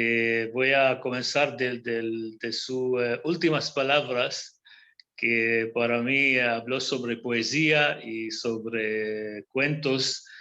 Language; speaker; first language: Spanish; non-native, fluent; Hebrew